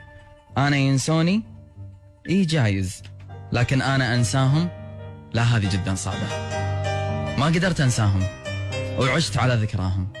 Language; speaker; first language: Arabic; native; Arabic